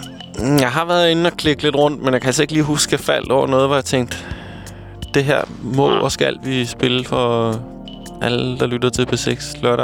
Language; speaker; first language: Danish; native; Danish